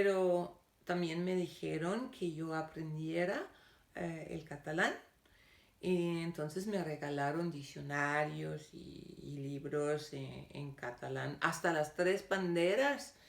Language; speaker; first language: Spanish; non-native, fluent; Danish